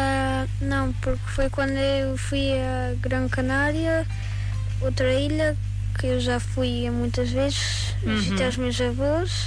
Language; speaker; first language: Portuguese; early bilingual, other home language; Spanish